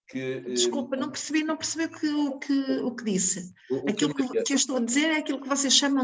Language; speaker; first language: Portuguese; native; Portuguese